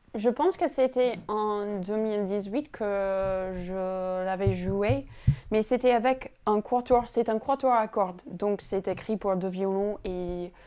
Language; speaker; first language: French; non-native, fluent; English